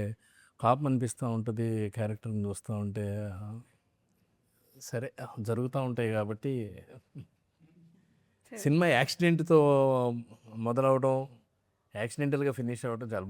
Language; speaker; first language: Telugu; native; Telugu